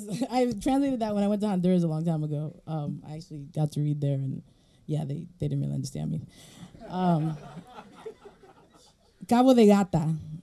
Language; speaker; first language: English; early bilingual, other home language; Spanish